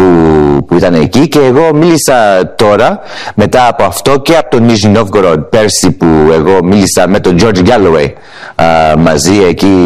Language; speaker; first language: Greek; early bilingual, heritage; English